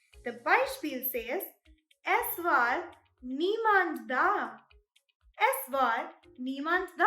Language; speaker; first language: German; non-native, fluent; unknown